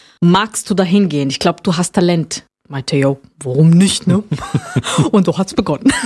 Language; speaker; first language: German; non-native, fluent; Portuguese